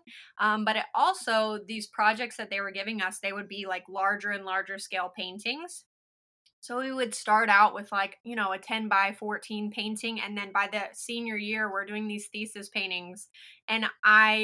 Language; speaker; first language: English; native; English